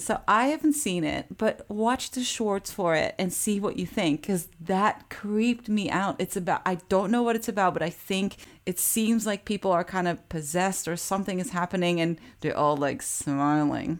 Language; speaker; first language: English; early bilingual, other home language; Japanese